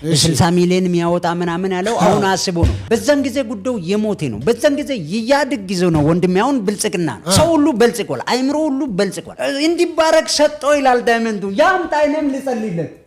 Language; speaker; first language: Amharic; non-native, local second language; Wolaytta